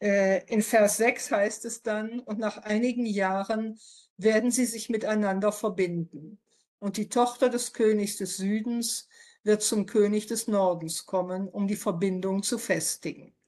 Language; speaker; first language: German; native; German